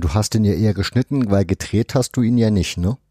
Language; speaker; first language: German; native; German